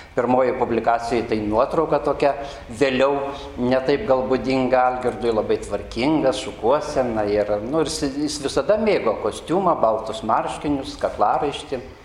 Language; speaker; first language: Lithuanian; native; Lithuanian